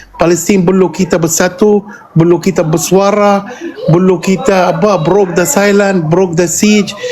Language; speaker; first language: Malay; non-native, fluent; Arabic